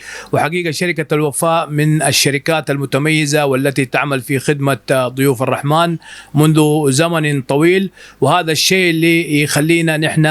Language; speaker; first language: Arabic; native; Arabic